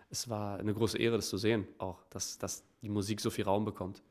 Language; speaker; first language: German; native; German